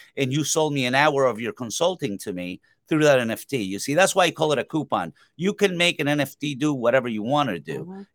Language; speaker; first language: English; non-native, fluent; Spanish